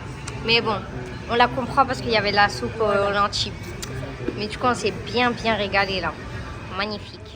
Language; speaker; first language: French; native; French